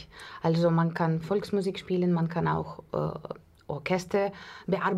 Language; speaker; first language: German; non-native, fluent; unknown